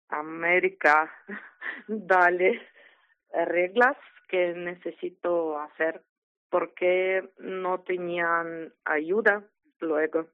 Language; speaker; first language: Spanish; non-native, learner; Ukrainian